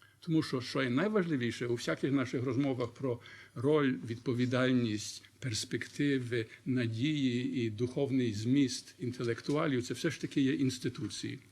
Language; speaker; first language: Ukrainian; early bilingual, heritage; Ukrainian